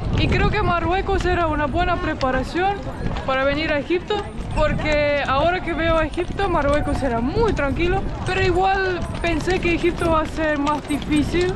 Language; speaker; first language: Spanish; non-native, fluent; Estonian